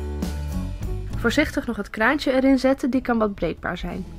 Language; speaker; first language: Dutch; native; Dutch